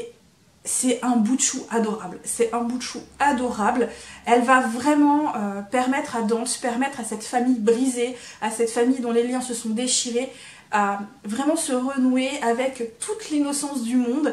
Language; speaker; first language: French; native; French